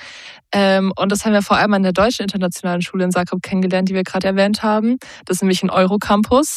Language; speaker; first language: German; native; German